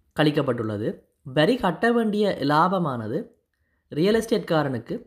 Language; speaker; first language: Tamil; native; Tamil